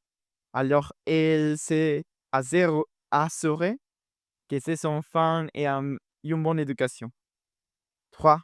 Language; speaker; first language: French; non-native, fluent; Spanish